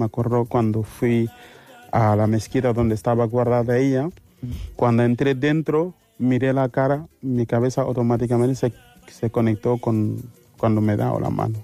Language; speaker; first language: Spanish; non-native, fluent; Wolof